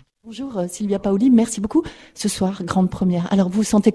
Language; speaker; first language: French; native; French